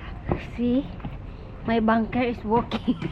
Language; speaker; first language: English; non-native, local second language; Filipino